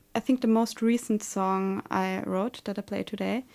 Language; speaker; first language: English; non-native, fluent; German